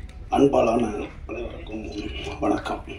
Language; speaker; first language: Tamil; native; Tamil